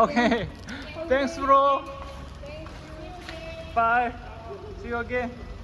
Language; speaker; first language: English; non-native, learner; Korean